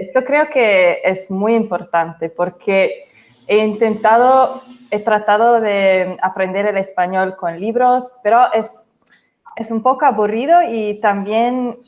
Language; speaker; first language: Spanish; non-native, fluent; English